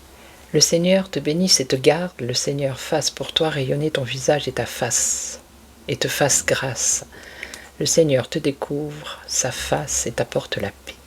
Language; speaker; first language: French; native; French